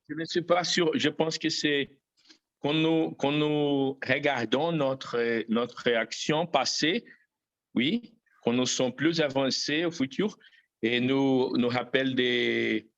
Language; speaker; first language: French; non-native, learner; Portuguese